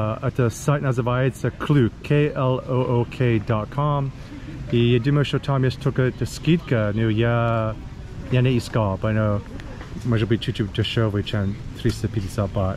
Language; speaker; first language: Russian; non-native, learner; English